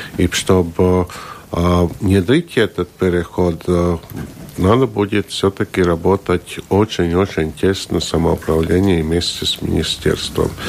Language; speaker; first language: Russian; non-native, local second language; Latvian